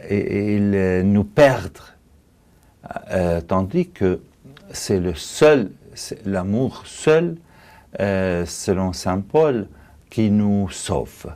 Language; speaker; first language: French; non-native, fluent; Arabic